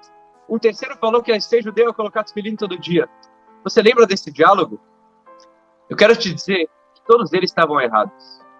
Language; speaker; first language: Portuguese; native; Portuguese